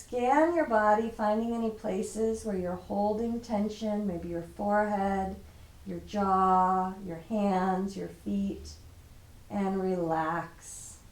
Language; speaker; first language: English; native; English